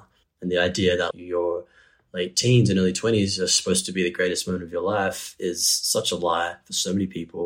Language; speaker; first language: English; native; English